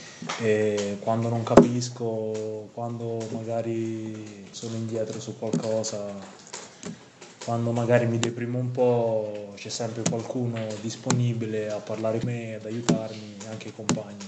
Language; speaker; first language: Italian; non-native, fluent; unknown